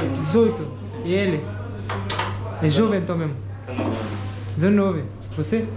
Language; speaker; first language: Portuguese; non-native, learner; French